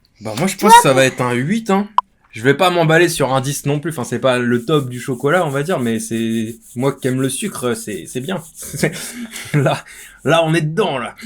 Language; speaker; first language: French; native; French